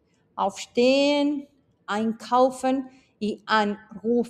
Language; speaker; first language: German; non-native, fluent; Spanish